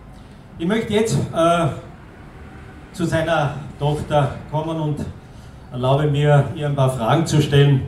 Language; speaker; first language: German; native; German